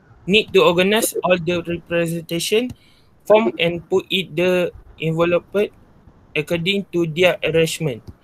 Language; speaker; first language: English; non-native, local second language; Malay